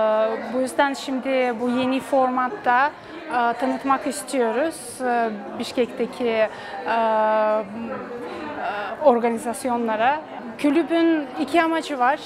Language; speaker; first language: Turkish; non-native, fluent; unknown